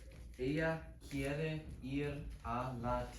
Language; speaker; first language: Spanish; non-native, learner; English